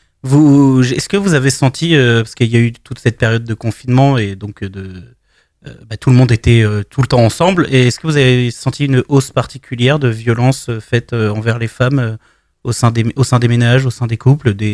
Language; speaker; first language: French; native; French